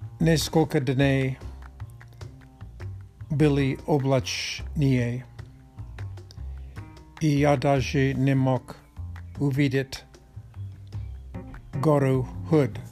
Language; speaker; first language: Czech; non-native, learner; Russian